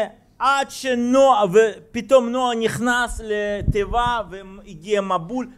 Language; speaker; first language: Hebrew; non-native, fluent; Russian